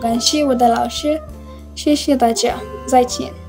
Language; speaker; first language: Chinese; non-native, learner; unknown